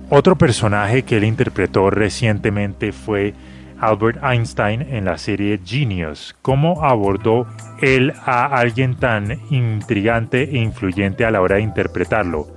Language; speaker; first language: Spanish; native; Spanish